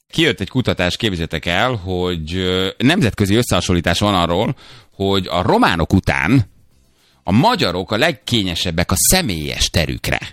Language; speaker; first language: Hungarian; native; Hungarian